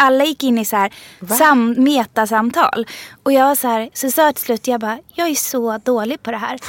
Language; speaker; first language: Swedish; early bilingual, other home language; Persian